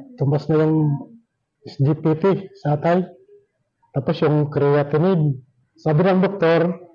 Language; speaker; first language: Filipino; native; Filipino